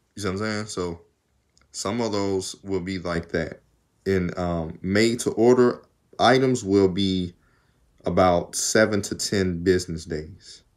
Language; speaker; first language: English; native; English